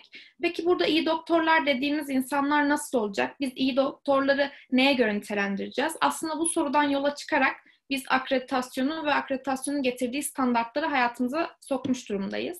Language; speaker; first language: Turkish; native; Turkish